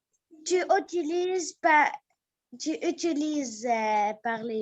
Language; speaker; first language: French; non-native, learner; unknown